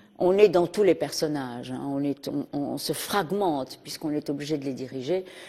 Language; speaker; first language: French; early bilingual, heritage; French